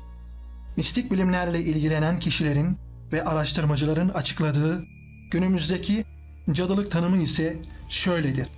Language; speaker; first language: Turkish; native; Turkish